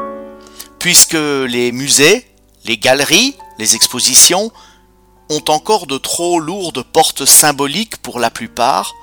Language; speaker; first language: French; native; French